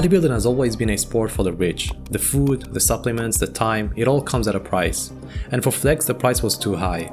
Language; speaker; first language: English; native; English